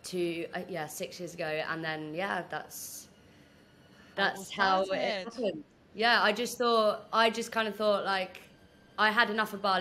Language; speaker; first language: English; native; English